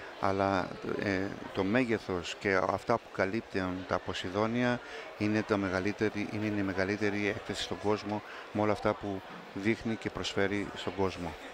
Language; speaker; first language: Greek; native; Greek